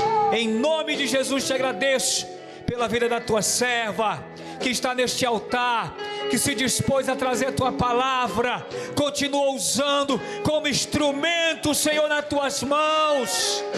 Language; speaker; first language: Portuguese; native; Portuguese